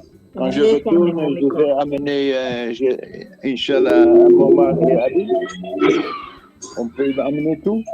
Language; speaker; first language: French; non-native, fluent; Dutch